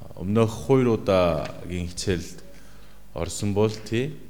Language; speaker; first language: Mongolian; non-native, fluent; Korean